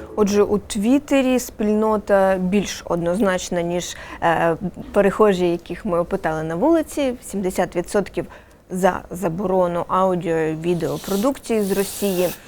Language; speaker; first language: Ukrainian; native; Ukrainian